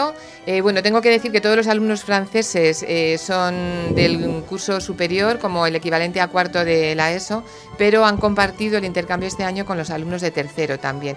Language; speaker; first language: Spanish; native; Spanish